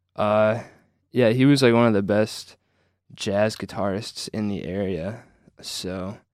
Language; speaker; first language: English; native; English